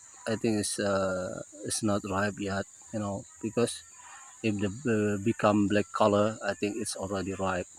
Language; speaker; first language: English; non-native, learner; Indonesian